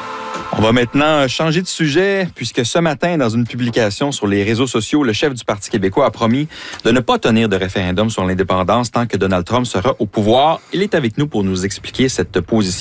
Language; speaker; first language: French; native; French